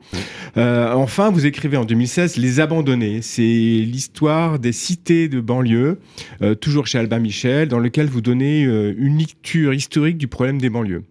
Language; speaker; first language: French; native; French